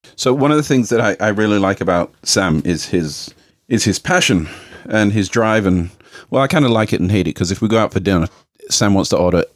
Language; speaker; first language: English; native; English